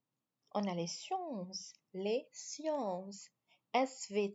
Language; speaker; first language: French; non-native, fluent; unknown